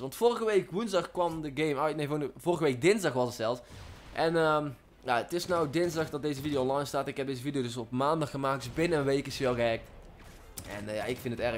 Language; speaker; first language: Dutch; native; Dutch